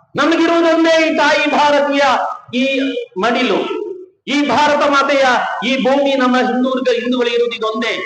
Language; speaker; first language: Kannada; non-native, local second language; Kodava